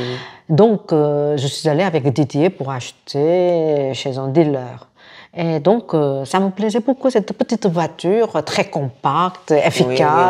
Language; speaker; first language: French; non-native, fluent; Korean